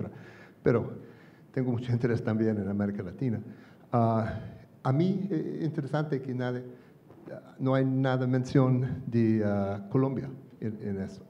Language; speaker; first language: Spanish; non-native, learner; English